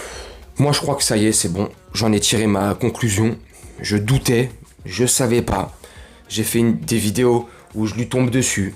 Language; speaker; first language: French; native; French